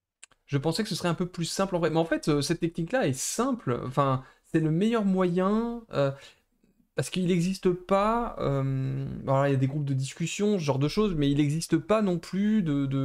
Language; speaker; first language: French; native; French